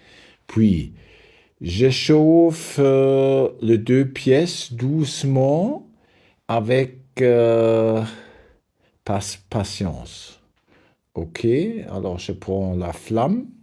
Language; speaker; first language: French; non-native, learner; German